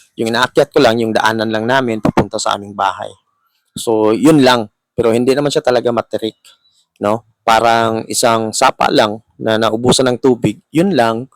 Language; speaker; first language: Filipino; non-native, local second language; Hiligaynon